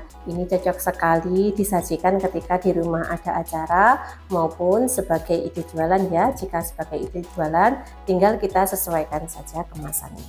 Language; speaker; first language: Indonesian; native; Indonesian